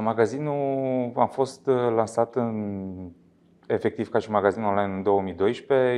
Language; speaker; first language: Romanian; native; Romanian